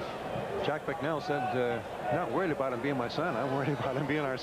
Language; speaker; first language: English; native; English